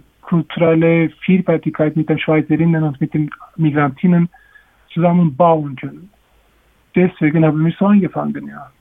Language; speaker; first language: German; non-native, learner; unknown